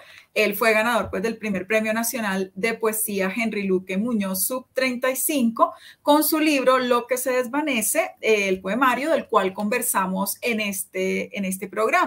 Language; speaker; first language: Spanish; native; Spanish